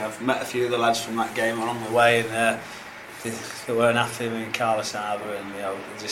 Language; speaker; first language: English; native; English